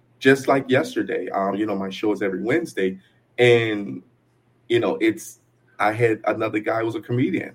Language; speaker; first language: English; native; English